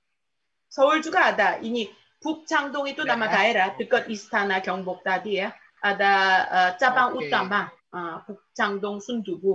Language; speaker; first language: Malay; non-native, fluent; Korean